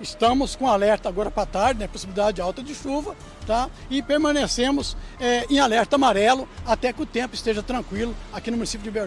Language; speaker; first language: Portuguese; native; Portuguese